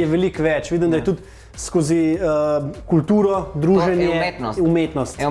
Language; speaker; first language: Slovenian; native; Slovenian